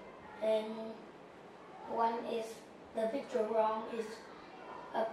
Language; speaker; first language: English; non-native, learner; Vietnamese